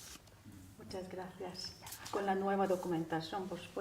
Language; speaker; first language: Spanish; non-native, fluent; Turkish